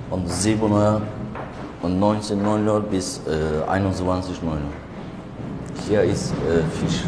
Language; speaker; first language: German; non-native, learner; Turkish